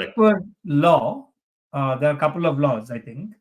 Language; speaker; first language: English; non-native, local second language; Hindi